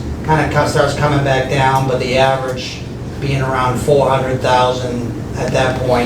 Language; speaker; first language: English; native; English